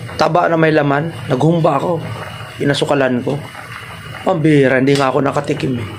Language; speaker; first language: Filipino; non-native, local second language; Waray